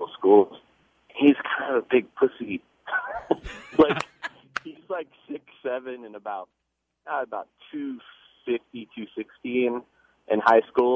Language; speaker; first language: English; native; English